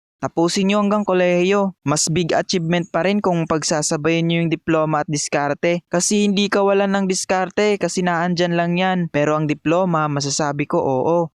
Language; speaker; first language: Filipino; non-native, local second language; Bikol